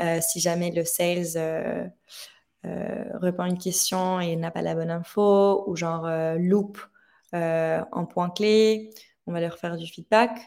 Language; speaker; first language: French; non-native, fluent; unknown